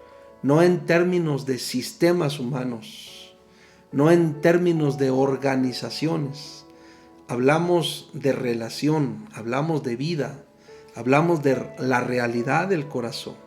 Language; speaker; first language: Spanish; native; Spanish